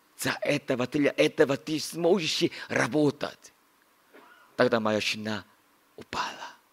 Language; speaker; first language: Russian; non-native, learner; Korean